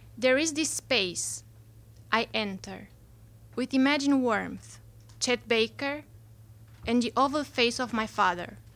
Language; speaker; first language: English; non-native, fluent; Romanian